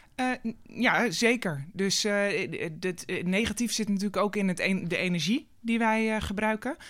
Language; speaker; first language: Dutch; native; Dutch